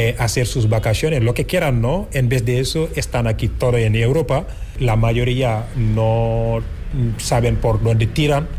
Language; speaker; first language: Spanish; non-native, fluent; Wolof